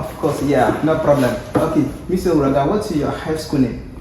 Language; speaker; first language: English; non-native, learner; French